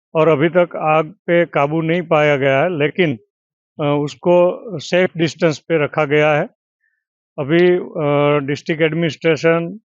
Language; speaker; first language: Hindi; non-native, local second language; Gujarati